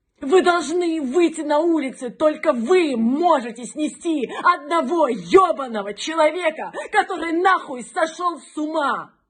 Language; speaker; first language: Russian; native; Russian